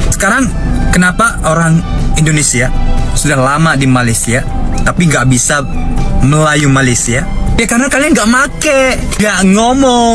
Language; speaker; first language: Indonesian; non-native, fluent; Thai